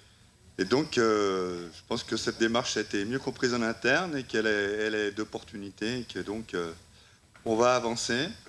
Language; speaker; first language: French; native; French